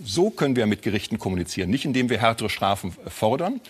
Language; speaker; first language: German; native; German